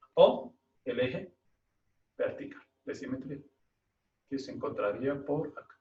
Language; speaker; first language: Spanish; native; Spanish